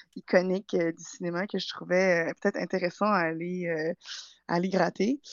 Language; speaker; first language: French; native; French